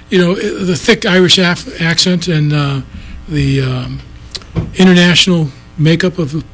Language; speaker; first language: English; non-native, local second language; Greek